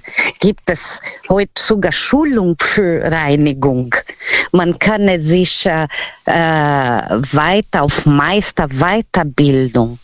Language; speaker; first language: German; non-native, learner; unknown